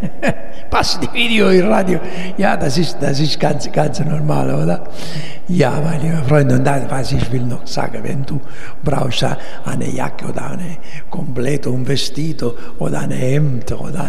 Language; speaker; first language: German; non-native, fluent; Italian